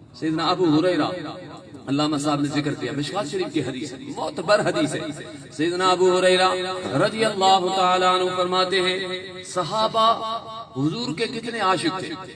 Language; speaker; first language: Urdu; non-native, local second language; Sindhi